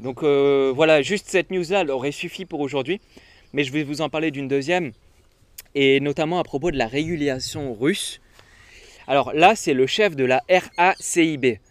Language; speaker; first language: French; native; French